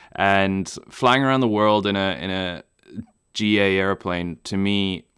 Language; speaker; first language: English; non-native, local second language; German